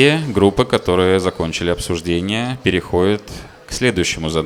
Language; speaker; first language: Russian; native; Russian